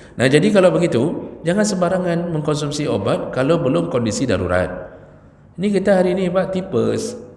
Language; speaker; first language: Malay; native; Malay